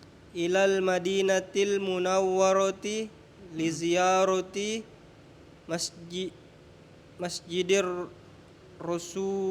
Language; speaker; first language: Arabic; non-native, learner; Indonesian